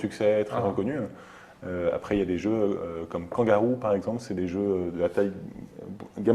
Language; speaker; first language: French; native; French